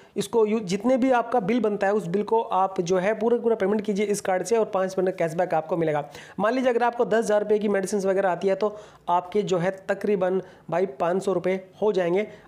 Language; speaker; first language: Hindi; native; Hindi